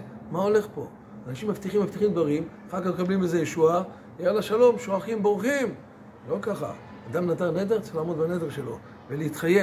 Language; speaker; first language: Hebrew; native; Hebrew